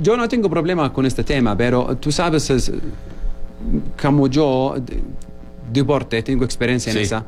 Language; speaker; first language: Spanish; non-native, learner; Arabic